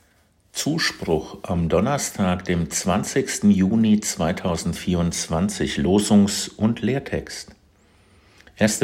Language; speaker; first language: German; native; German